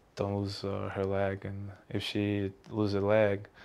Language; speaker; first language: English; non-native, learner; Russian